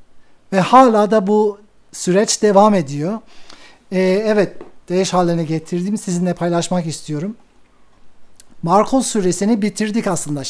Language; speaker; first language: Turkish; non-native, fluent; English